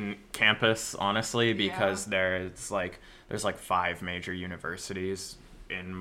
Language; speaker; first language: English; native; English